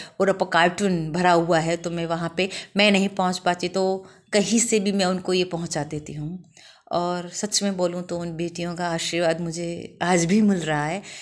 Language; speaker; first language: Hindi; non-native, local second language; Gujarati